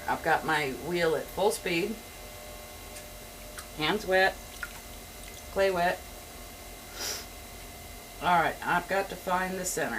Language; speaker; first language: English; native; English